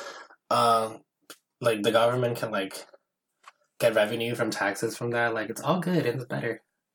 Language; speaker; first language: English; non-native, fluent; Portuguese